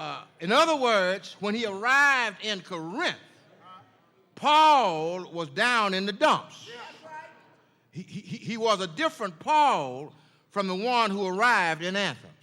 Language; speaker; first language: English; native; English